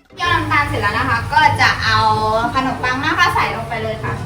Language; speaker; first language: Thai; native; Thai